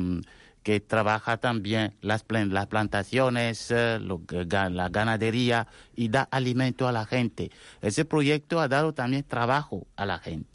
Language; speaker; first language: Spanish; non-native, fluent; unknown